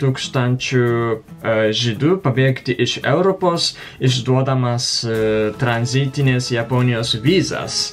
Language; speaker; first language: Lithuanian; non-native, fluent; Japanese